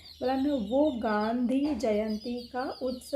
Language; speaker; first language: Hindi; non-native, fluent; Sinhala